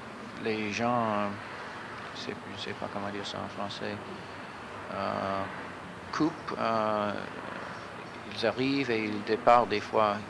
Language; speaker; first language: French; non-native, fluent; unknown